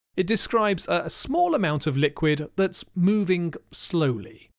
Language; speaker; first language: English; native; English